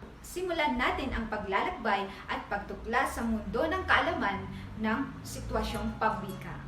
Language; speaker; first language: Filipino; non-native, local second language; Maranao